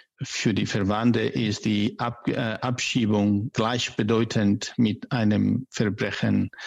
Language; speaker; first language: German; non-native, learner; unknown